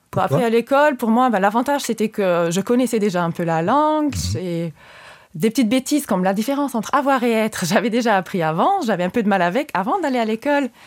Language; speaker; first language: French; non-native, fluent; Luxembourgish